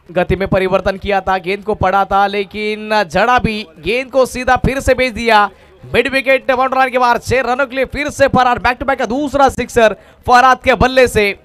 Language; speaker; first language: Hindi; non-native, local second language; Marathi